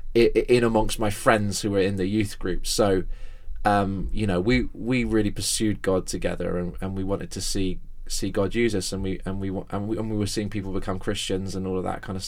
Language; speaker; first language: English; native; English